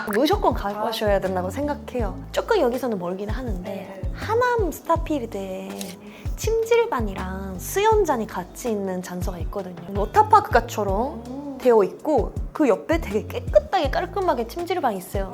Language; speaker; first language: Korean; non-native, fluent; Japanese